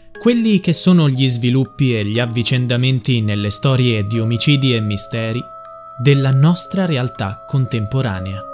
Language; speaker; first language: Italian; native; Italian